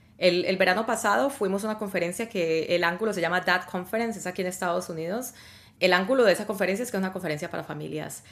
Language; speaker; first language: Spanish; native; Spanish